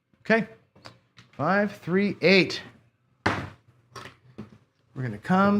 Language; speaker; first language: English; native; English